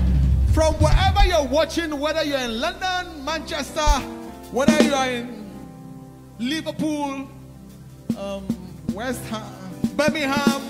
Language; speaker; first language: English; non-native, local second language; Igbo